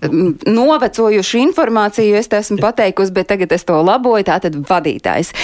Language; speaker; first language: Latvian; native; Latvian